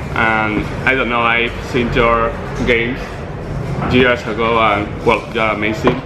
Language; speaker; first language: English; non-native, learner; Spanish